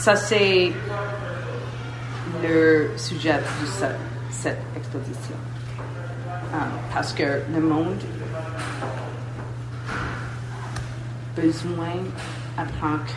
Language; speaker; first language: French; non-native, local second language; English